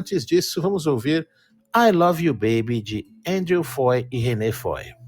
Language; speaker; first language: Portuguese; native; Portuguese